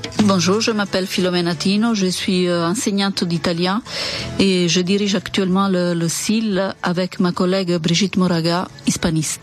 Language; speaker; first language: French; non-native, fluent; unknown